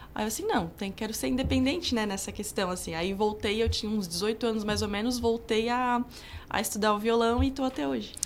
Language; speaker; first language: Portuguese; native; Portuguese